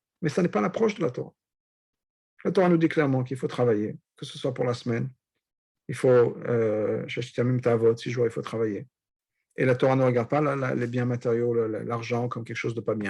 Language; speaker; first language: French; native; French